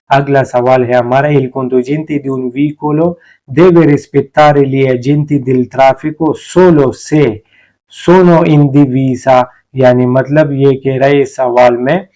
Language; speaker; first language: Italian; non-native, learner; Urdu